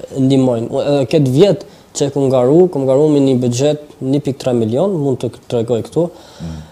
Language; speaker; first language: Albanian; early bilingual, heritage; Albanian